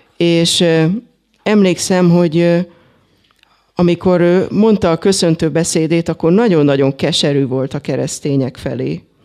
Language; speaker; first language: Hungarian; native; Hungarian